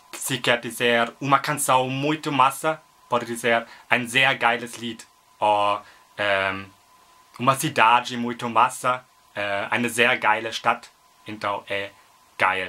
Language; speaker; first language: Portuguese; non-native, learner; German